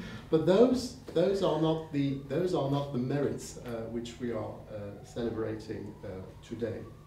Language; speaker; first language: English; non-native, fluent; French